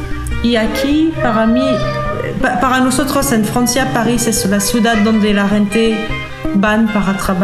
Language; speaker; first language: Spanish; non-native, learner; French